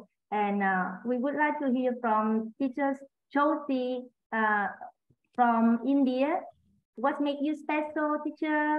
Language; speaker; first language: English; non-native, learner; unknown